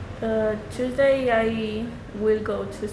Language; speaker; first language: English; non-native, learner; Spanish